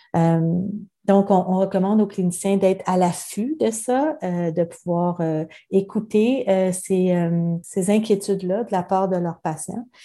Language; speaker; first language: French; native; French